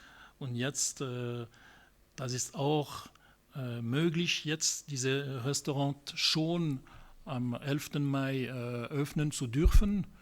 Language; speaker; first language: German; non-native, local second language; French